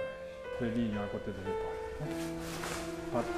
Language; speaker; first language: French; non-native, learner; Japanese